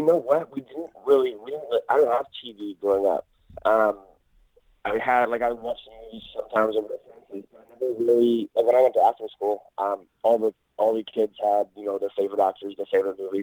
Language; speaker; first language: English; native; English